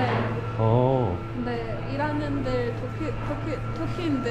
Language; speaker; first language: Korean; non-native, learner; Persian